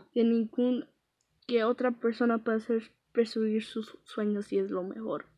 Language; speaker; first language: Spanish; early bilingual, heritage; Spanish